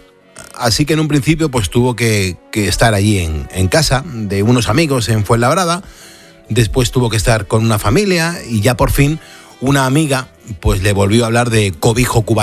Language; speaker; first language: Spanish; native; Spanish